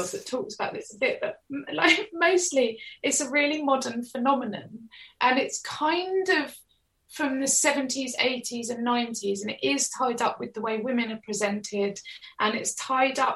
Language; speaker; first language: English; native; English